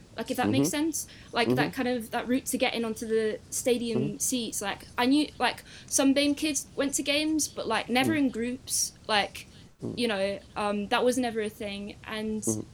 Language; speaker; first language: English; native; English